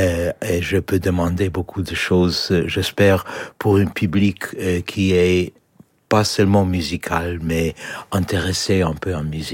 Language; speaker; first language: French; non-native, fluent; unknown